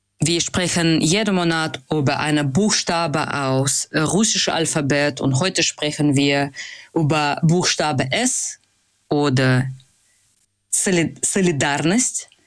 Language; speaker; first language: German; non-native, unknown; Russian